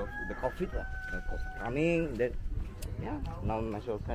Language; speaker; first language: English; non-native, learner; Indonesian